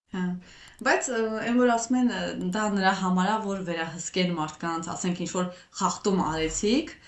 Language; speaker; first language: Armenian; native; Armenian